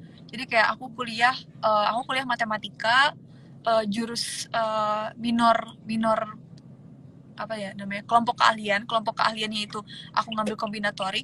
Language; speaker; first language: Indonesian; native; Indonesian